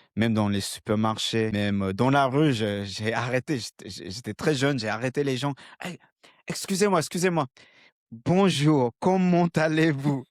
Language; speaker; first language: French; non-native, fluent; English